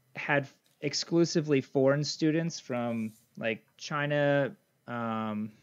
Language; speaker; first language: English; native; English